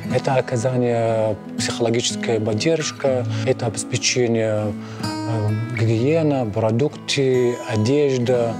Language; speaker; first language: Russian; non-native, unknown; Arabic